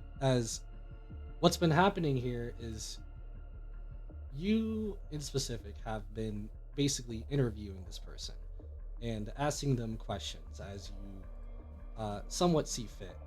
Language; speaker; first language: English; native; English